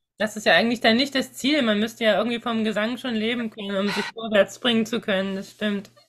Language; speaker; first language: German; native; German